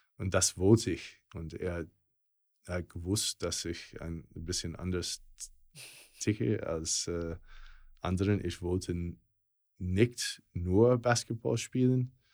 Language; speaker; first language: German; non-native, fluent; English